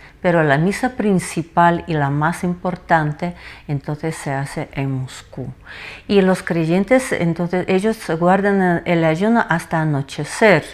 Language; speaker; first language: Spanish; non-native, fluent; Russian